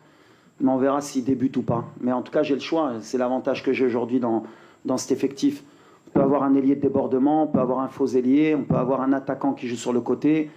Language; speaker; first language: French; native; French